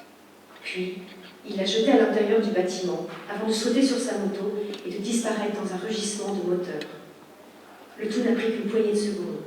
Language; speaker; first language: French; native; French